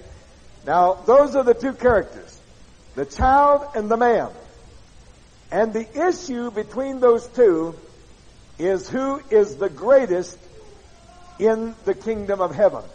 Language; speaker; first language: English; native; English